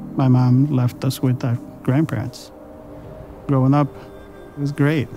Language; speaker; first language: English; early bilingual, other home language; Spanish